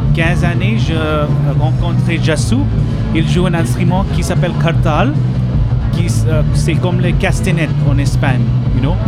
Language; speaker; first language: French; non-native, learner; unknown